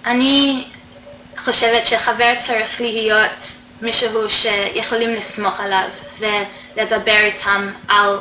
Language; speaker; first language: Hebrew; non-native, fluent; English